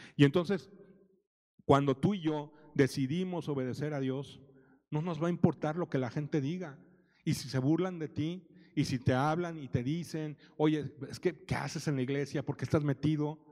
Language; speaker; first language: Spanish; native; Spanish